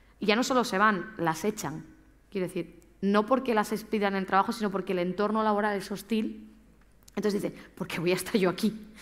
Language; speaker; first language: Spanish; native; Spanish